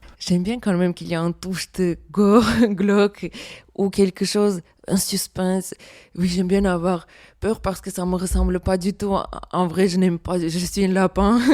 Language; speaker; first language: French; non-native, fluent; Armenian